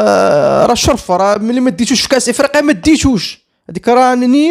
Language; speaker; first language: Arabic; native; Arabic